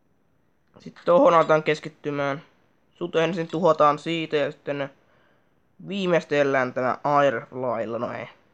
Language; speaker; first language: Finnish; native; Finnish